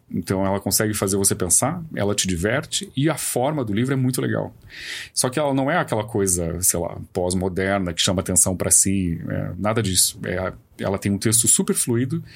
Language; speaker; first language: Portuguese; native; Portuguese